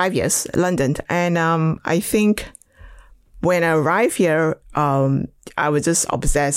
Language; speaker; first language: English; non-native, local second language; Chinese